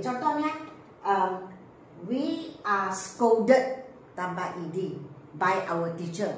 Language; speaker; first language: English; non-native, local second language; Malay